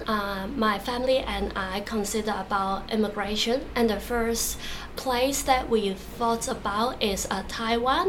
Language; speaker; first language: English; non-native, local second language; Cantonese